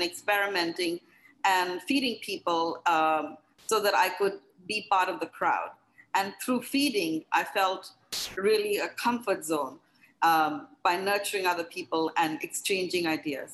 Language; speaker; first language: English; non-native, local second language; Hindi